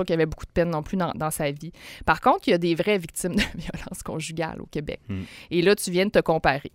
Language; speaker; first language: French; native; French